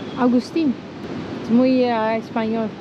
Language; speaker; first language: Spanish; non-native, learner; Turkish